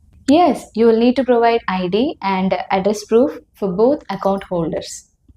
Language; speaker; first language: English; non-native, local second language; Telugu